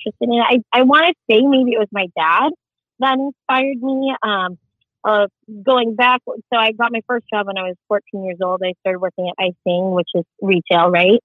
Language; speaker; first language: English; early bilingual, other home language; Filipino